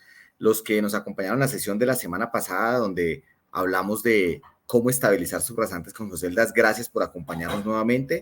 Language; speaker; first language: Spanish; native; Spanish